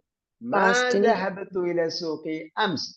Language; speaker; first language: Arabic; non-native, fluent; Malayalam